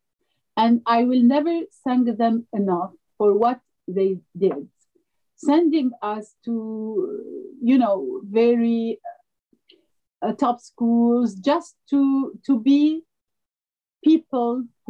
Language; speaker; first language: English; non-native, fluent; French